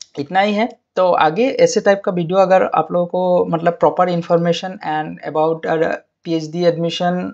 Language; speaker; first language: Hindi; non-native, local second language; Assamese